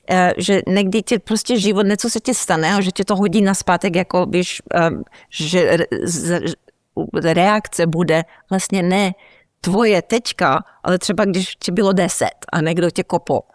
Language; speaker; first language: Czech; early bilingual, heritage; Czech